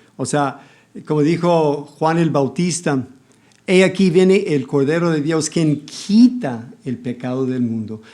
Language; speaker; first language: Spanish; non-native, fluent; English